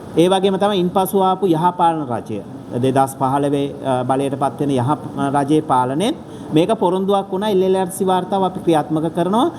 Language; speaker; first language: Sinhala; non-native, local second language; Tamil